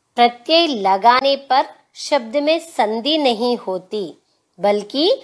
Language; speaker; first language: Hindi; non-native, local second language; Telugu